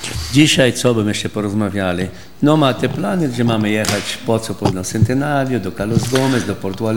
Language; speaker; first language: Polish; early bilingual, heritage; Polish